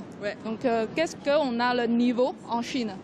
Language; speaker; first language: French; non-native, learner; Chinese